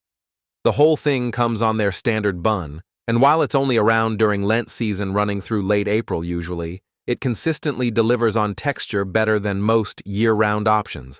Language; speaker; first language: English; native; English